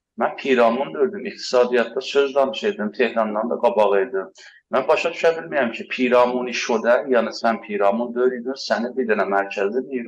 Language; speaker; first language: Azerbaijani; native; Azerbaijani